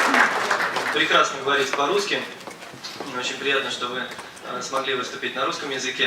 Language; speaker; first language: Russian; native; Russian